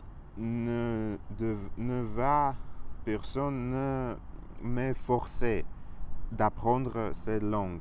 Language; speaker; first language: French; non-native, learner; Russian